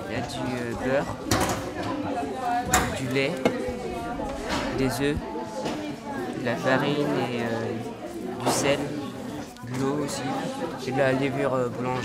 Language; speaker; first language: French; non-native, local second language; Mongolian